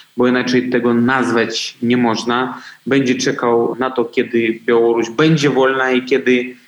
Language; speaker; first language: Polish; non-native, fluent; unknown